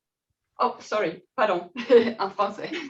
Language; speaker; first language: French; non-native, learner; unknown